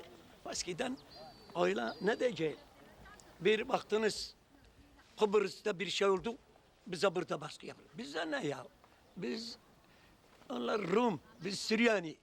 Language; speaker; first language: Turkish; non-native, local second language; Turoyo